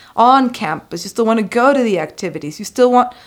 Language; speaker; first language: English; non-native, fluent; Spanish